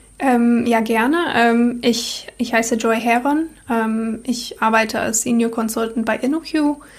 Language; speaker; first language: German; non-native, fluent; English